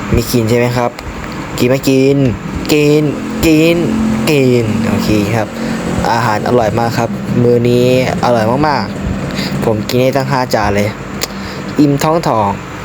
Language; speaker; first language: Thai; native; Thai